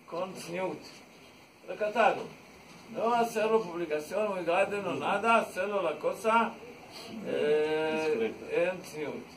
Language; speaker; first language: Spanish; non-native, learner; Hebrew